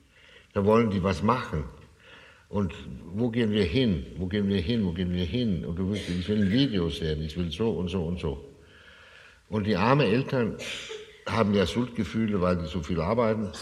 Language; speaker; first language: German; non-native, fluent; Danish